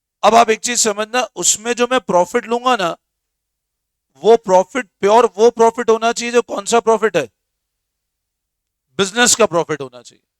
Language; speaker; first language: Hindi; native; Hindi